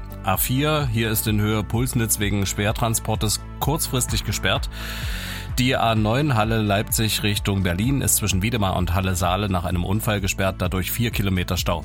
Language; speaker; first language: German; native; German